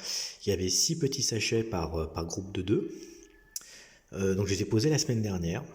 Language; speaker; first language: French; native; French